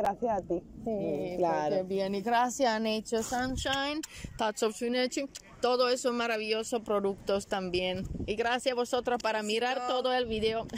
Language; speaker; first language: Spanish; non-native, learner; Finnish